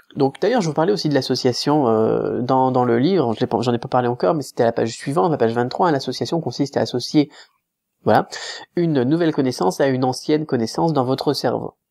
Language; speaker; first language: French; native; French